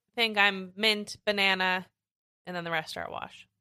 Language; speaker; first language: English; native; English